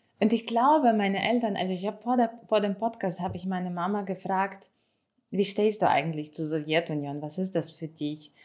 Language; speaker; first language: German; non-native, fluent; Ukrainian